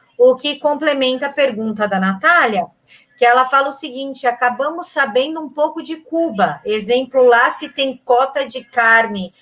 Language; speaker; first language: Portuguese; native; Portuguese